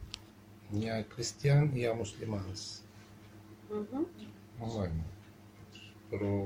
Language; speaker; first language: Catalan; non-native, fluent; Arabic